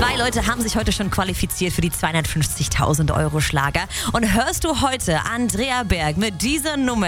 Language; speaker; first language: German; native; German